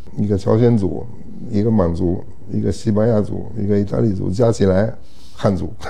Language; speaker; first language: Chinese; non-native, fluent; Italian